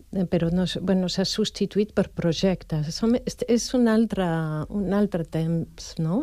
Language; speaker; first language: Catalan; non-native, fluent; French